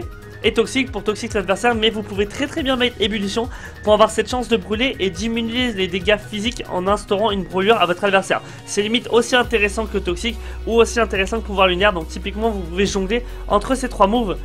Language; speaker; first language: French; native; French